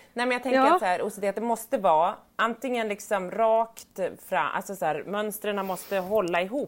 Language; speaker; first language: Swedish; native; Swedish